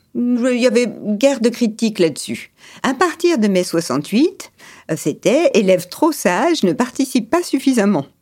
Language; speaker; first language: French; early bilingual, other home language; English